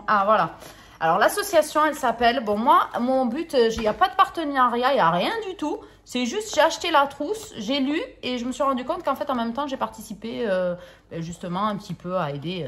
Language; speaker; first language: French; native; French